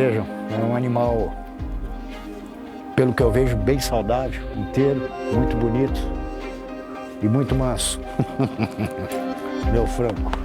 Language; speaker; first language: Portuguese; native; Portuguese